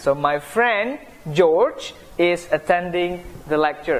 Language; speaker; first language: English; non-native, fluent; Indonesian